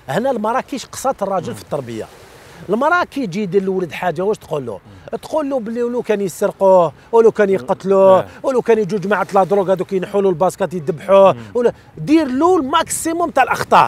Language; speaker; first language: Arabic; native; Arabic